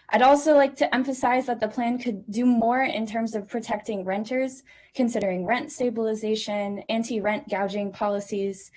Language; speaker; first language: English; native; English